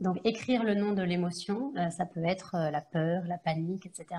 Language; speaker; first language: French; native; French